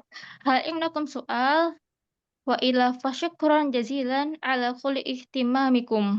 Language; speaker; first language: Arabic; non-native, learner; Indonesian